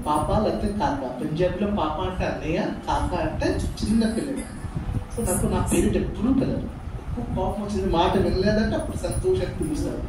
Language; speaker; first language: Telugu; non-native, local second language; Urdu